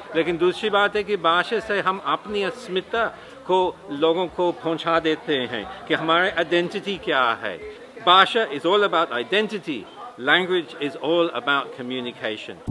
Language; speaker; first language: Hindi; non-native, fluent; English